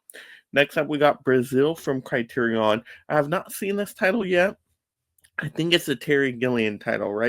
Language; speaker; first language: English; native; English